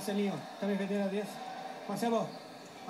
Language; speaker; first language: Italian; non-native, learner; Portuguese